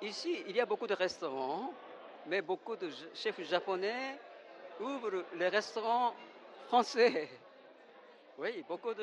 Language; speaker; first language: French; non-native, fluent; Japanese